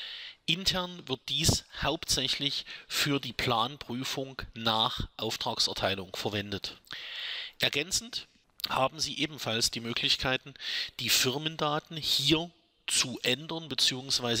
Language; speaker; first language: German; native; German